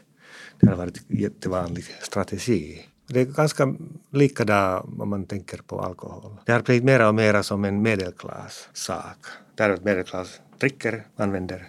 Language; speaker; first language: Swedish; non-native, fluent; Finnish